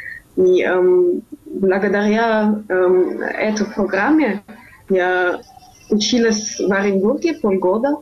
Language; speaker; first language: Russian; non-native, fluent; German